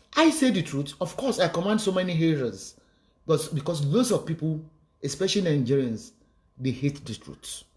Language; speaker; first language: English; non-native, local second language; Yoruba